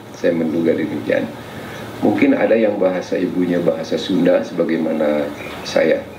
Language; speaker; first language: Indonesian; non-native, local second language; Sundanese